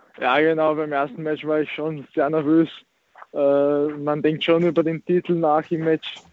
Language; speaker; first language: German; early bilingual, other home language; Croatian